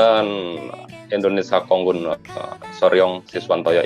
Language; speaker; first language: Korean; non-native, learner; Indonesian